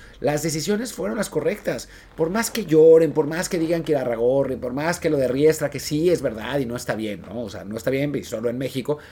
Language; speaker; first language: Spanish; native; Spanish